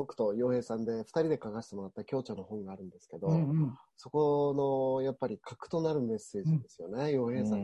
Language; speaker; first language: Japanese; native; Japanese